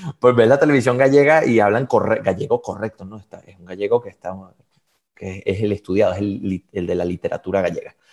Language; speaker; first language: Spanish; native; Spanish